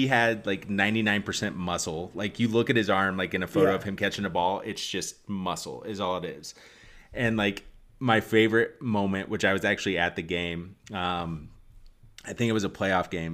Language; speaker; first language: English; native; English